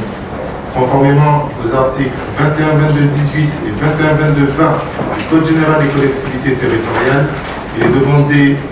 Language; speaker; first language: French; native; French